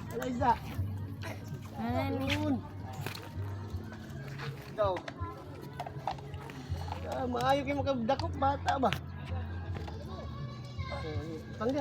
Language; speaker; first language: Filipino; non-native, local second language; Cebuano